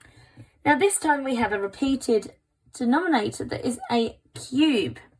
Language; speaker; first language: English; native; English